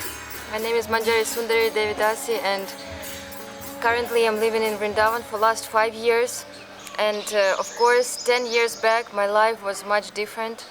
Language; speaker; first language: English; non-native, fluent; Ukrainian